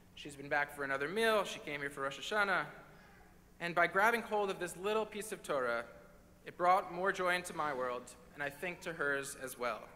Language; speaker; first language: English; native; English